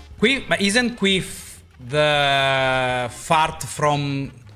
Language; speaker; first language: English; non-native, fluent; Italian